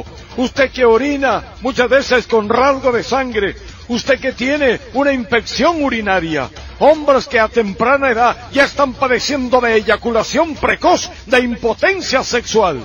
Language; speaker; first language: Spanish; native; Spanish